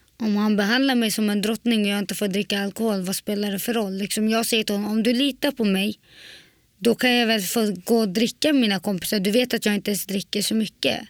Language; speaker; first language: Swedish; early bilingual, other home language; Arabic